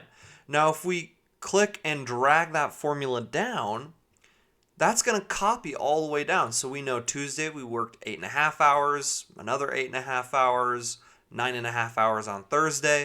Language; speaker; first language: English; native; English